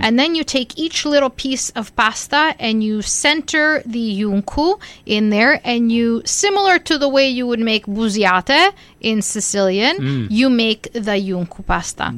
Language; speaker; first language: English; early bilingual, other home language; Italian